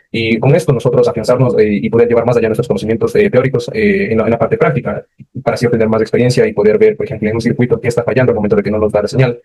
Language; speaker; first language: Spanish; native; Spanish